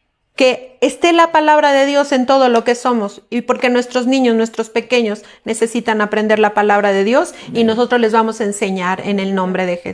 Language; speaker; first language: Spanish; native; Spanish